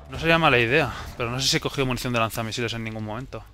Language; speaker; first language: Spanish; native; Spanish